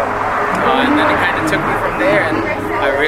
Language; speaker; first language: English; non-native, fluent; Russian